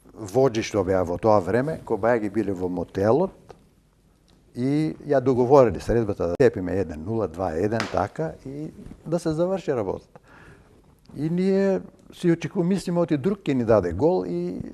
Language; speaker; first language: Macedonian; native; Macedonian